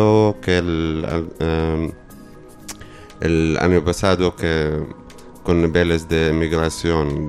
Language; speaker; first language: Spanish; non-native, learner; Arabic